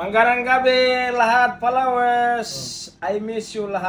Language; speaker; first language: Filipino; non-native, learner; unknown